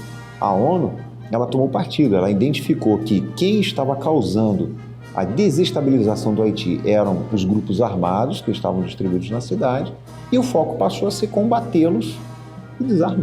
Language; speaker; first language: Portuguese; native; Portuguese